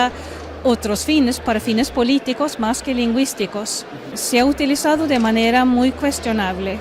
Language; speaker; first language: Spanish; non-native, fluent; Swedish